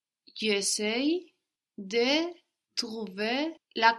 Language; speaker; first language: French; non-native, learner; English